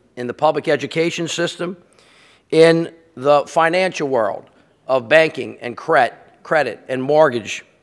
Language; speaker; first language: English; native; English